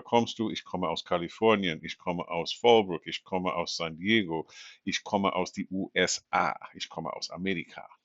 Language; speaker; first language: German; non-native, fluent; English